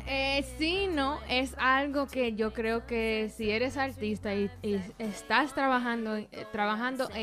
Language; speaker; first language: Spanish; early bilingual, heritage; Spanish